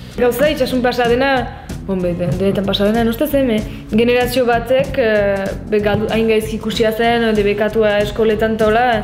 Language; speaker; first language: Basque; native; Basque